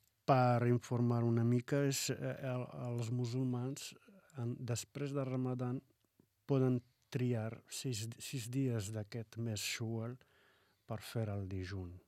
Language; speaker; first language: Catalan; non-native, fluent; Arabic